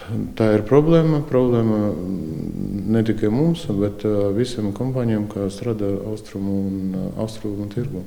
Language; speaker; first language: Latvian; non-native, local second language; Russian